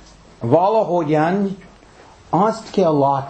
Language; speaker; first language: Hungarian; non-native, fluent; English